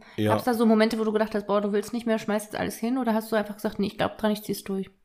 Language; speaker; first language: German; native; German